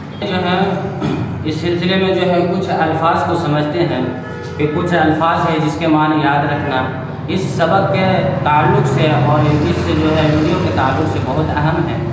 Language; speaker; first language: Urdu; native; Urdu